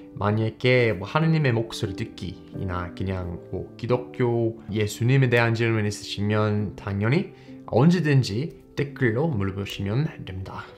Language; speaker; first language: Korean; non-native, learner; English